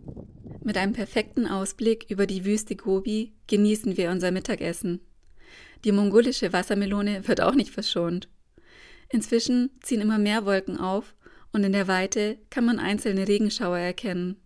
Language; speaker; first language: German; native; German